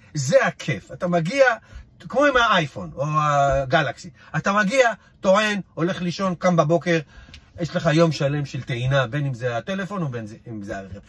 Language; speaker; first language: Hebrew; native; Hebrew